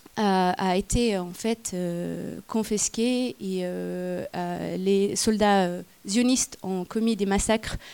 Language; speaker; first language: French; non-native, fluent; Arabic